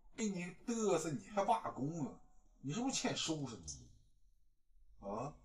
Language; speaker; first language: Chinese; native; Chinese